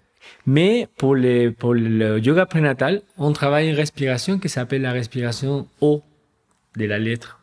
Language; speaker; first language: French; non-native, fluent; Spanish